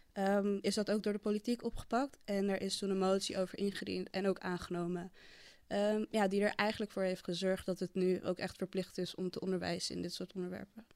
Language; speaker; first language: Dutch; native; Dutch